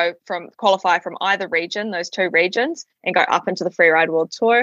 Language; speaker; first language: English; native; English